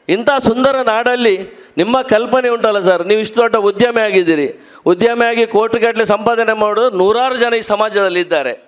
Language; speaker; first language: Kannada; non-native, local second language; Tulu